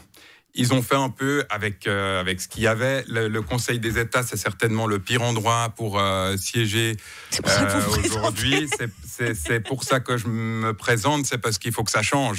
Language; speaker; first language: French; native; French